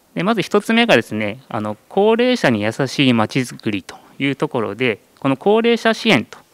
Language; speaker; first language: Japanese; native; Japanese